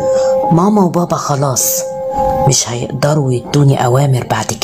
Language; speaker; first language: Arabic; native; Arabic